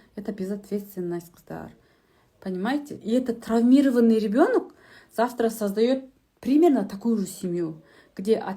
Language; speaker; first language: Russian; non-native, local second language; Kazakh